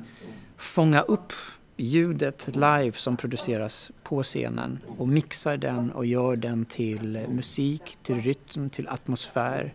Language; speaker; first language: Swedish; non-native, fluent; English